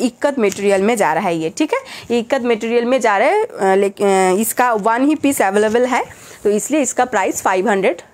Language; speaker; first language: Hindi; non-native, local second language; Bangla